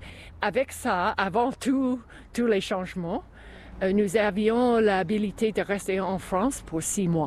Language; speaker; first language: French; non-native, local second language; English